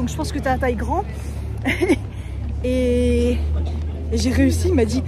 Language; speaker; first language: French; native; French